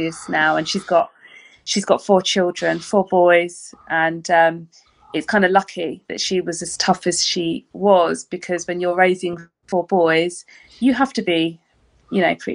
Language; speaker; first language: English; native; English